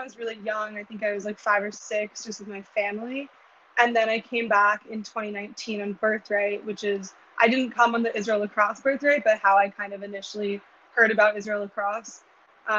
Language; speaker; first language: English; native; English